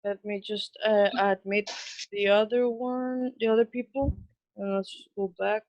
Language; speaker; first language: English; non-native, fluent; Spanish